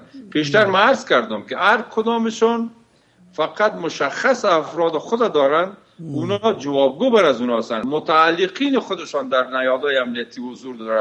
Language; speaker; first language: Persian; native; Persian